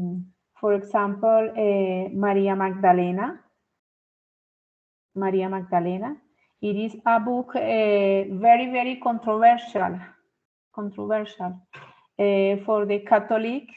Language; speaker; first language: English; non-native, fluent; Spanish